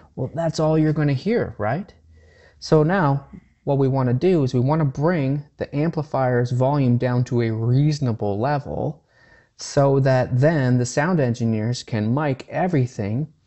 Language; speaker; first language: English; native; English